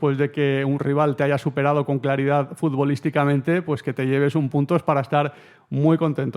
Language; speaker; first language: Spanish; native; Spanish